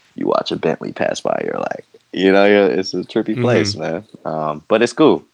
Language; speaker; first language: English; native; English